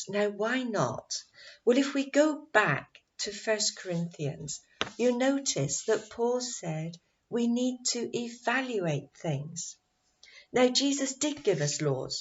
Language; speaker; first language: English; native; English